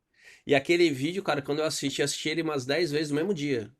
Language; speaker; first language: Portuguese; native; Portuguese